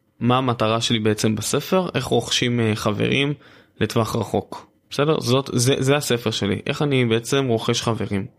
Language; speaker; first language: Hebrew; native; Hebrew